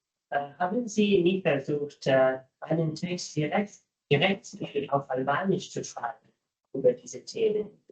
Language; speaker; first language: German; non-native, learner; Italian